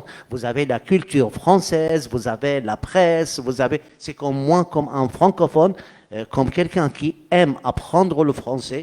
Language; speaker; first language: French; non-native, fluent; Arabic